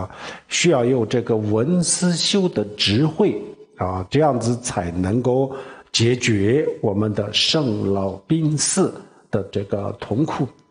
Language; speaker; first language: Chinese; non-native, local second language; Tibetan